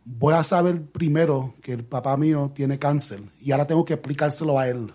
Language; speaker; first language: Spanish; early bilingual, heritage; Spanish